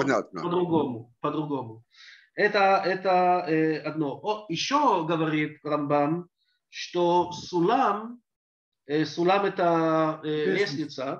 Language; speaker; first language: Russian; early bilingual, heritage; Russian